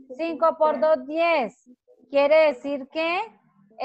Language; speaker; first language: Spanish; native; Spanish